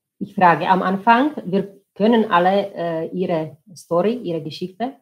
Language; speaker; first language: German; non-native, fluent; Czech